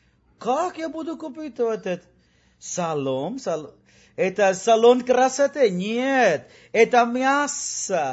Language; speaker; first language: Russian; non-native, learner; Spanish